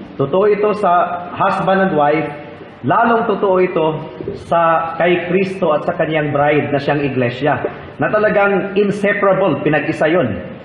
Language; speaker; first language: Filipino; non-native, local second language; Cebuano